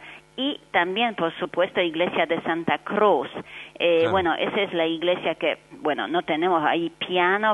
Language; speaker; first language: Spanish; non-native, fluent; Polish